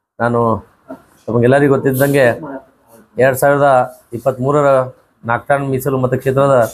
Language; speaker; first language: Kannada; non-native, local second language; Lambadi